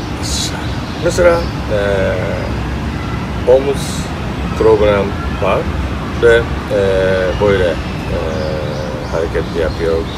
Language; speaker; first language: Turkish; non-native, learner; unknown